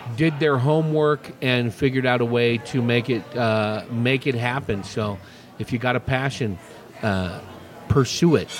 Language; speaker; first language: English; native; English